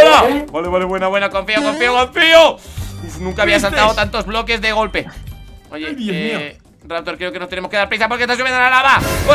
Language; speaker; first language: Spanish; native; Spanish